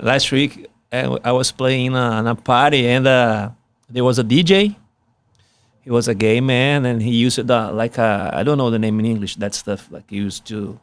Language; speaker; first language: English; non-native, fluent; Portuguese